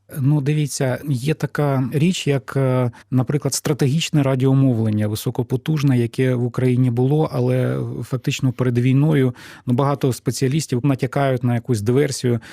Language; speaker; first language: Ukrainian; native; Ukrainian